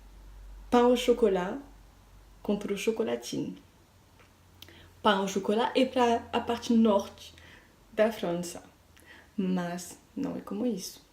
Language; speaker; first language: Portuguese; non-native, learner; French